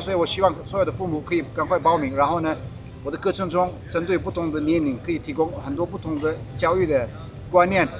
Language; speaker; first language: Chinese; non-native, fluent; Turkish